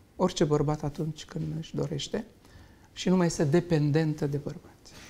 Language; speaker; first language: Romanian; native; Romanian